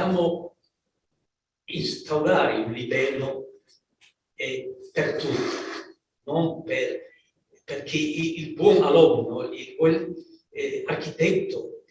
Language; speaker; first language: Italian; non-native, learner; Spanish